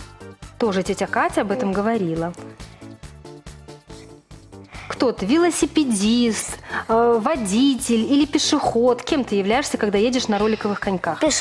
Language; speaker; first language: Russian; native; Russian